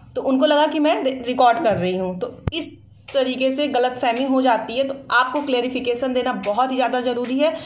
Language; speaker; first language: Hindi; native; Hindi